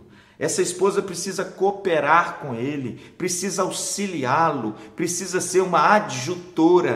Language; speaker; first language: Portuguese; native; Portuguese